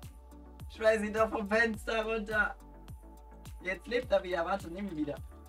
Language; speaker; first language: German; native; German